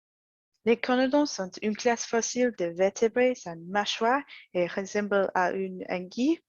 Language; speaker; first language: French; non-native, learner; English